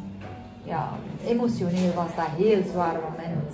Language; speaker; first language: Dutch; non-native, fluent; Persian